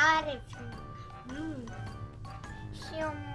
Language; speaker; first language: Hindi; native; Hindi